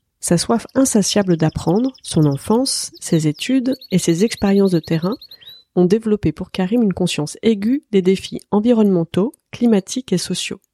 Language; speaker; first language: French; native; French